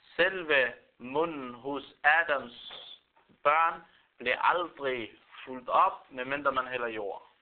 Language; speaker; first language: Danish; non-native, fluent; Arabic